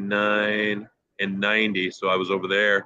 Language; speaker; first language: English; native; English